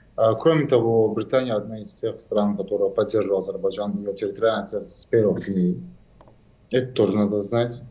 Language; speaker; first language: Russian; non-native, local second language; Azerbaijani